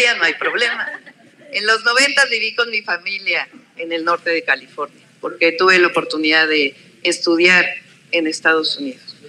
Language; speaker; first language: Spanish; native; Spanish